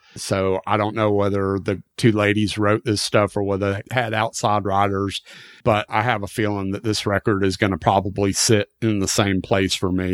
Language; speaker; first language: English; native; English